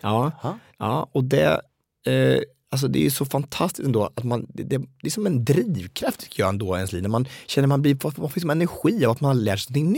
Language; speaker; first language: Swedish; native; Swedish